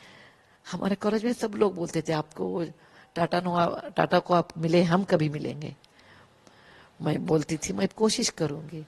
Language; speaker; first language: Hindi; non-native, local second language; Kannada